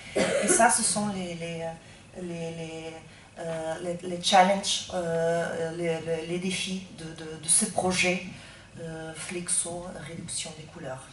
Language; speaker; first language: French; non-native, fluent; Portuguese